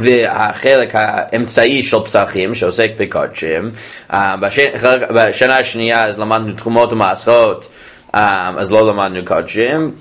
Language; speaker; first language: Hebrew; non-native, fluent; English